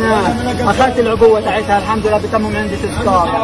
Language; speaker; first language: Arabic; native; Arabic